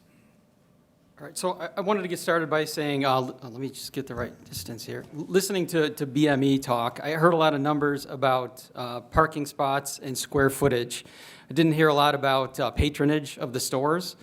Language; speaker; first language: English; native; English